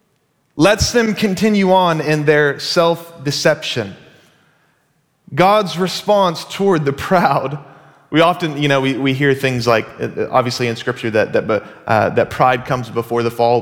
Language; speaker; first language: English; native; English